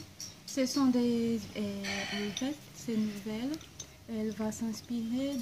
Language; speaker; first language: French; non-native, fluent; Portuguese